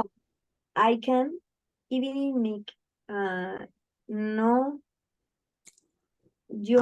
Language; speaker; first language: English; non-native, learner; Spanish